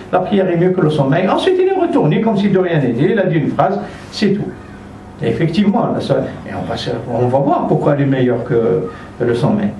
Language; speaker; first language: French; non-native, local second language; Arabic